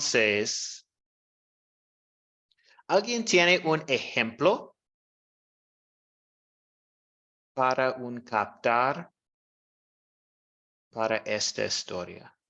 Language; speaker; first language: Spanish; non-native, fluent; English